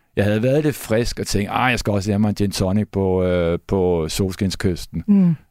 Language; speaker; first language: Danish; native; Danish